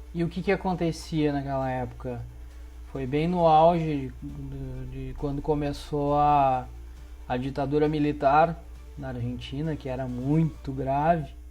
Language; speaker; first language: Portuguese; early bilingual, other home language; Spanish